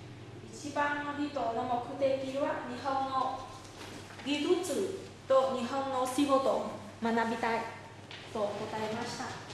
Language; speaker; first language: Japanese; non-native, fluent; Vietnamese